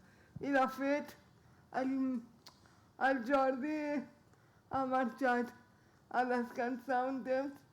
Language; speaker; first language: Catalan; non-native, local second language; Spanish